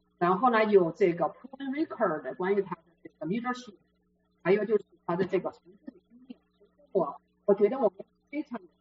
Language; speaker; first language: Chinese; native; Chinese